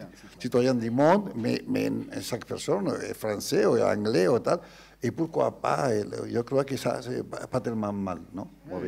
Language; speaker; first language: French; non-native, learner; Spanish